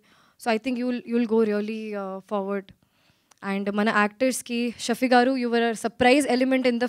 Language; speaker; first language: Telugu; non-native, learner; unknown